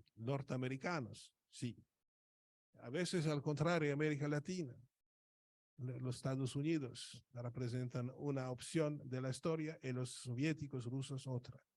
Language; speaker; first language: Spanish; non-native, fluent; Polish